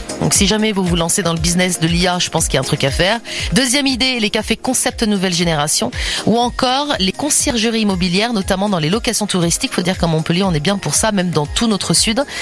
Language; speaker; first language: French; native; French